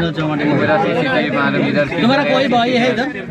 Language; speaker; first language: Hindi; non-native, local second language; Malayalam